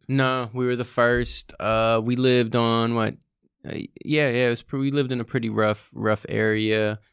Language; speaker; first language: English; early bilingual, other home language; Russian